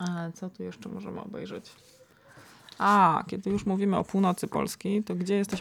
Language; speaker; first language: Polish; native; Polish